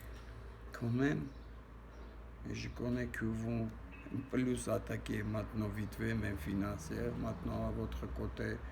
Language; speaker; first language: French; non-native, learner; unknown